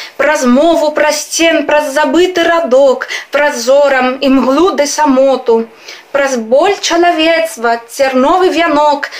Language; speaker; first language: Belarusian; non-native, fluent; Spanish